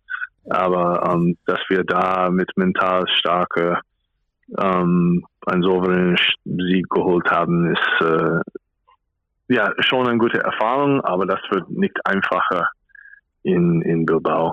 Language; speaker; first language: German; non-native, fluent; English